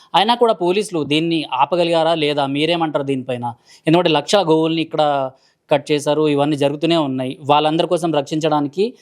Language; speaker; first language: Telugu; native; Telugu